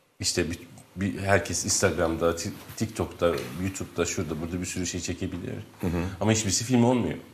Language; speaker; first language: Turkish; non-native, local second language; Kurdish